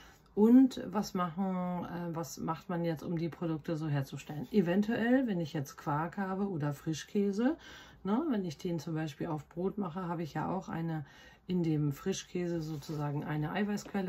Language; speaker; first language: German; native; German